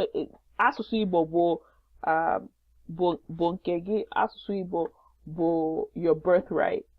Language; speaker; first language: Igbo; non-native, learner; English